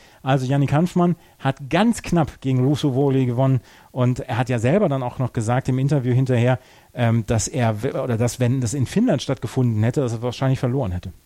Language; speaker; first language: German; native; German